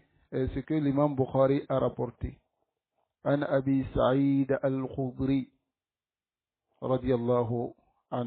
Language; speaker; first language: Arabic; non-native, fluent; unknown